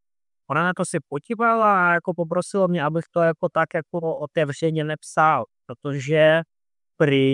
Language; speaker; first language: Czech; non-native, fluent; Russian